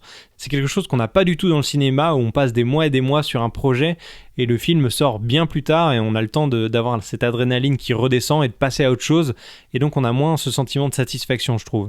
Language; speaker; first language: French; native; French